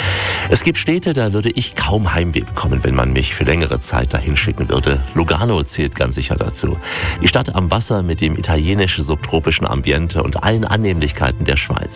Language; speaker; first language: German; native; German